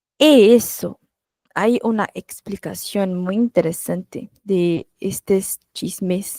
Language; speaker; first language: Spanish; non-native, fluent; Portuguese